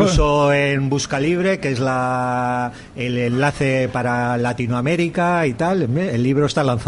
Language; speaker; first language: Spanish; native; Spanish